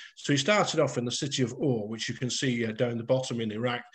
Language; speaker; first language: English; native; English